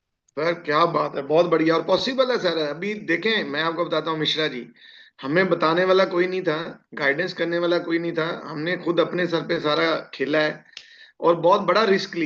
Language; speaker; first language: Hindi; native; Hindi